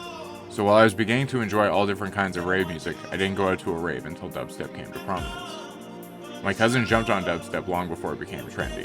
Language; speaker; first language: English; native; English